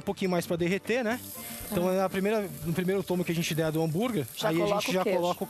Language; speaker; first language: Portuguese; native; Portuguese